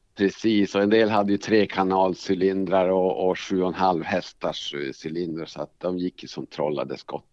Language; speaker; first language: Swedish; native; Swedish